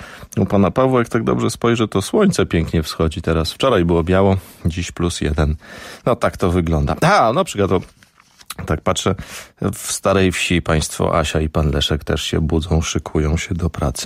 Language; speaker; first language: Polish; native; Polish